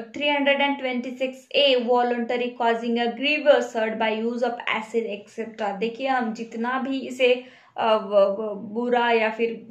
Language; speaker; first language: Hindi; non-native, local second language; Marathi